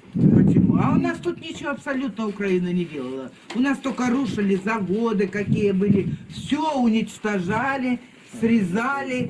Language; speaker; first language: Russian; native; Russian